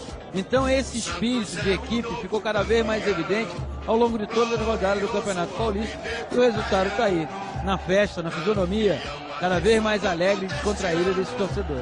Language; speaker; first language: Portuguese; native; Portuguese